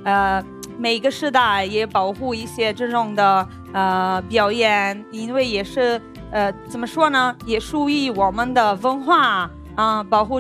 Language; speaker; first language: Chinese; non-native, fluent; Italian